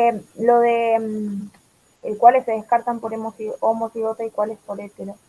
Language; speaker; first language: Spanish; native; Spanish